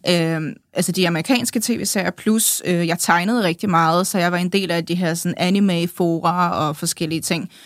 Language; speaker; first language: Danish; early bilingual, other home language; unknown